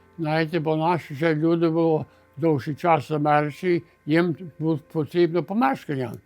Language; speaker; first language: Ukrainian; early bilingual, heritage; Ukrainian